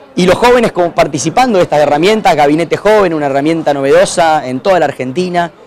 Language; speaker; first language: Spanish; native; Spanish